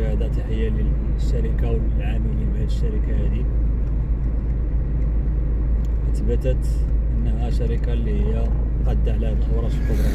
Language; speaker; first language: Arabic; native; Arabic